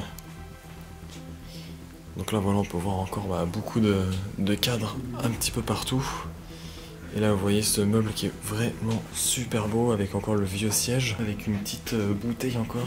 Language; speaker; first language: French; native; French